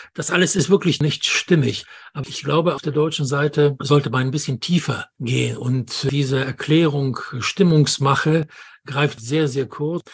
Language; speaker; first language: German; non-native, fluent; Polish